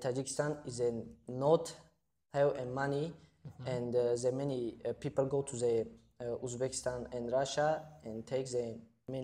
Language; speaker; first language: English; non-native, learner; Tajik